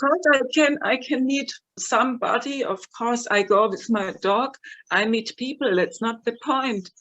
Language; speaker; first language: English; non-native, fluent; German